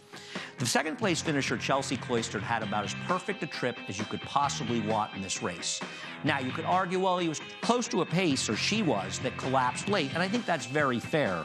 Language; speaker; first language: English; native; English